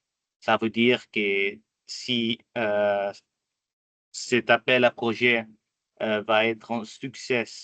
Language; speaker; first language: French; non-native, fluent; Italian